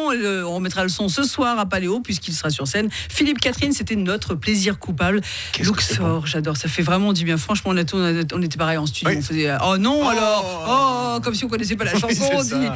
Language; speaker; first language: French; native; French